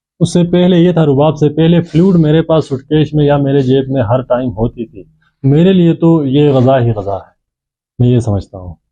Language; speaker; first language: Urdu; non-native, local second language; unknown